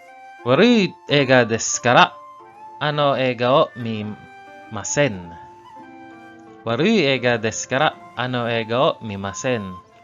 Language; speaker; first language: Japanese; non-native, learner; English